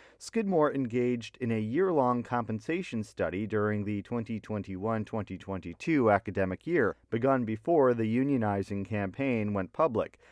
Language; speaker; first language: English; native; English